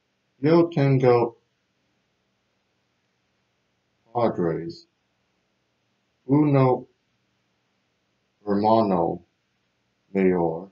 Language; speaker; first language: Spanish; non-native, learner; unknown